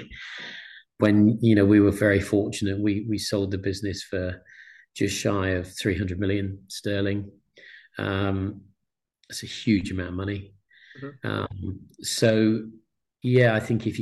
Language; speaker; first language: English; native; English